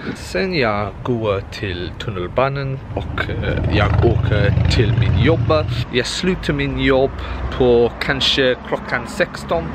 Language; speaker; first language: Swedish; non-native, learner; English